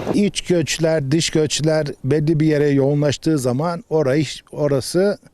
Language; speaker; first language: Turkish; native; Turkish